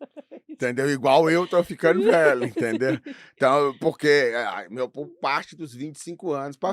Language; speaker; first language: Portuguese; native; Portuguese